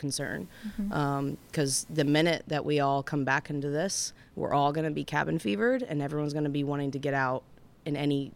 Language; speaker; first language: English; native; English